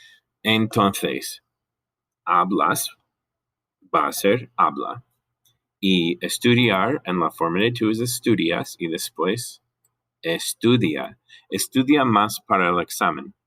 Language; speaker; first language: Spanish; non-native, fluent; English